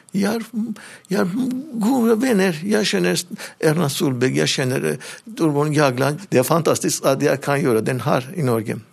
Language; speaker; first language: Norwegian; non-native, learner; Armenian